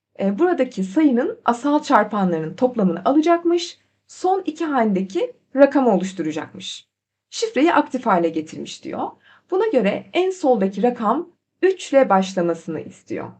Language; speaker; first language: Turkish; native; Turkish